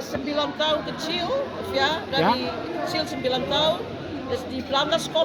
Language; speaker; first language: Indonesian; early bilingual, heritage; Indonesian